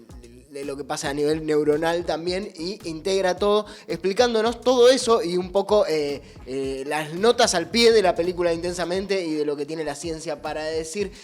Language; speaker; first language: Spanish; native; Spanish